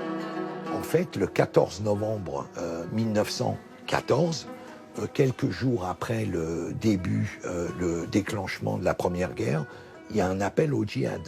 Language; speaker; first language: French; native; French